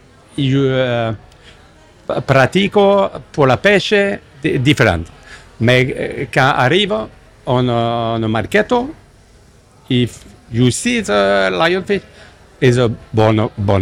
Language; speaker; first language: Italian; non-native, learner; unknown